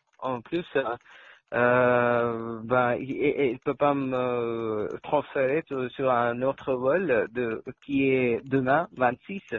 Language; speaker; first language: French; non-native, learner; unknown